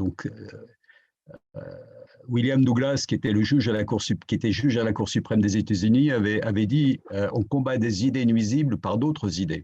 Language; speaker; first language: French; native; French